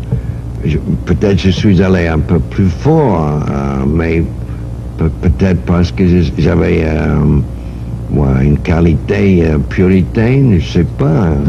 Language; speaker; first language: French; non-native, fluent; English